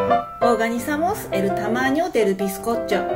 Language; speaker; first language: Spanish; non-native, learner; Japanese